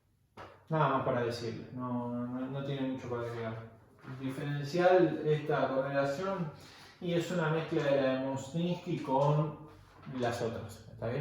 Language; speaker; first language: Spanish; native; Spanish